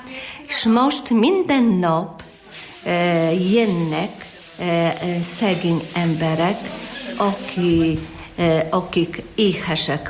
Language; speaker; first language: Hungarian; non-native, learner; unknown